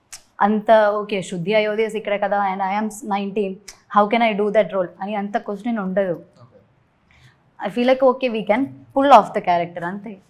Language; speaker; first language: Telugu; non-native, learner; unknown